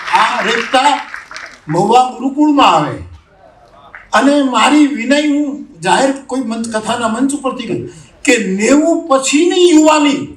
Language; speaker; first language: Gujarati; native; Gujarati